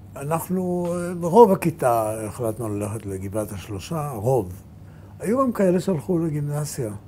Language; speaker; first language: Hebrew; native; Hebrew